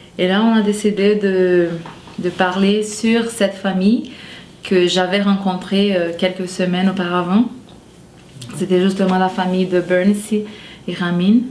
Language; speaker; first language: French; non-native, fluent; Portuguese